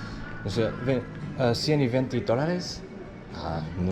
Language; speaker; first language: Spanish; non-native, learner; English